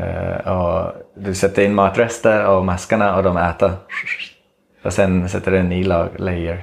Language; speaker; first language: Swedish; non-native, fluent; English